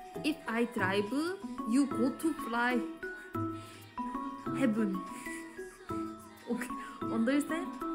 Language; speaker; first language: English; non-native, learner; Korean